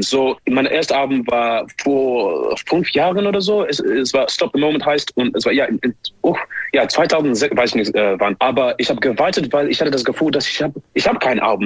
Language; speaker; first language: German; non-native, learner; English